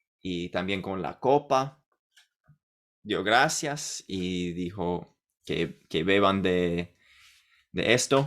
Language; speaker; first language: Spanish; non-native, fluent; English